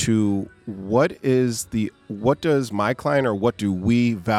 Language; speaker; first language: English; native; English